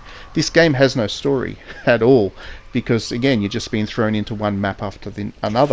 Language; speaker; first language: English; native; English